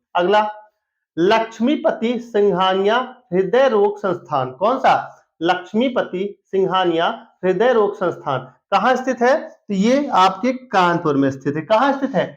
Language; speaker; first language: Hindi; native; Hindi